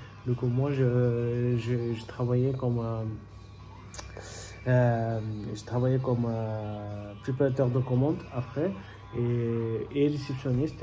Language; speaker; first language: French; non-native, learner; Bangla